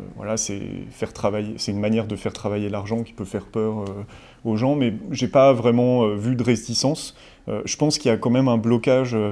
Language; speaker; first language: French; native; French